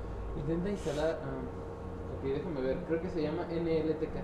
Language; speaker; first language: Spanish; native; Spanish